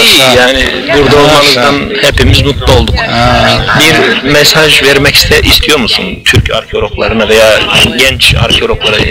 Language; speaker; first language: Turkish; native; Turkish